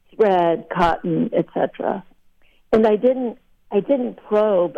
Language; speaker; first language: English; early bilingual, other home language; Lithuanian